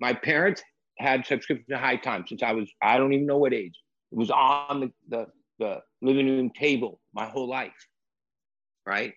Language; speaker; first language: English; native; English